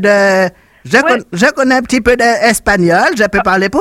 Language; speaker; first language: French; non-native, local second language; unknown